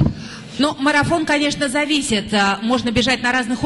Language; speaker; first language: Russian; native; Russian